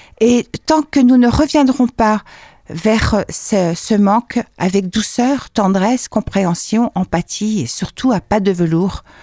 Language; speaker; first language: French; native; French